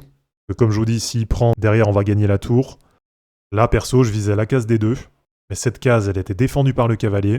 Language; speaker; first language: French; native; French